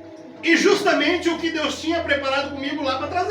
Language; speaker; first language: Portuguese; native; Portuguese